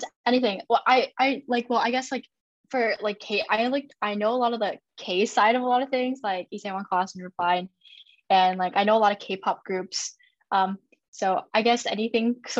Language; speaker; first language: English; early bilingual, other home language; Chinese